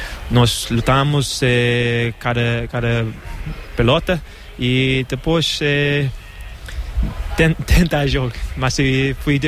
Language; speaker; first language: Spanish; non-native, learner; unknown